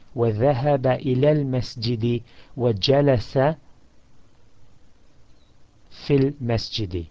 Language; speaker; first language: Arabic; non-native, fluent; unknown